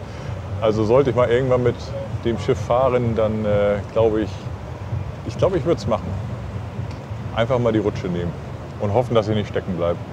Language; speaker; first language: German; native; German